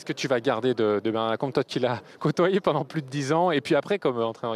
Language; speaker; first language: French; native; French